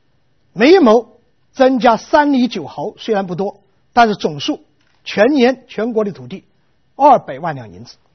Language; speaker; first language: Chinese; native; Chinese